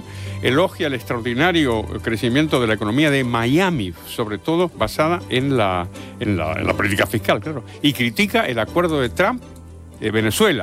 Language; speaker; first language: Spanish; native; Spanish